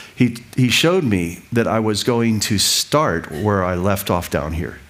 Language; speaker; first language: English; native; English